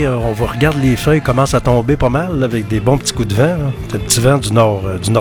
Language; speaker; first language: French; native; French